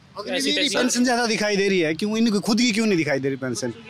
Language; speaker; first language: Hindi; native; Hindi